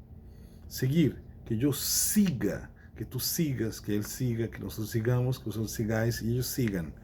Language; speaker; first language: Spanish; non-native, fluent; Portuguese